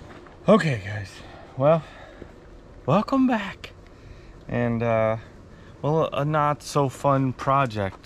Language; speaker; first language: English; native; English